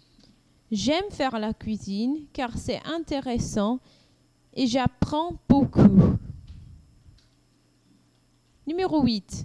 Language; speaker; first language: French; non-native, learner; English